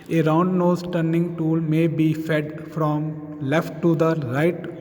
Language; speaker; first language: English; non-native, local second language; Punjabi